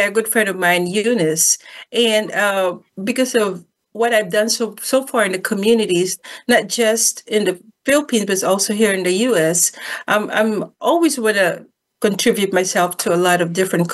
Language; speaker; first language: English; non-native, local second language; Filipino